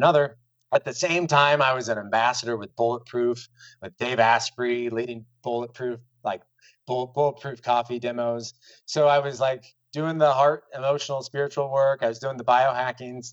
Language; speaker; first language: English; native; English